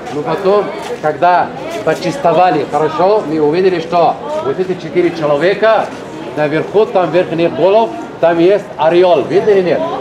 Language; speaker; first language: Russian; non-native, fluent; Arabic